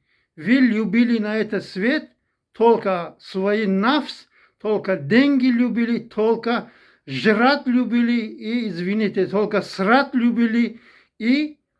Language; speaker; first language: Russian; non-native, fluent; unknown